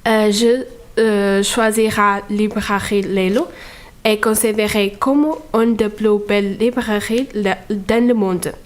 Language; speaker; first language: French; non-native, fluent; Portuguese